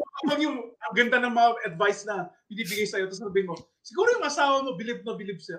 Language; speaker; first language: Filipino; native; Filipino